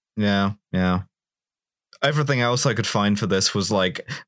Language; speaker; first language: English; native; English